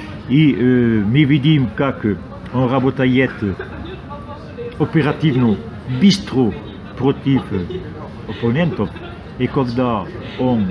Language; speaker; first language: Russian; non-native, fluent; French